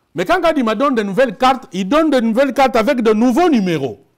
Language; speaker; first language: French; non-native, local second language; Lingala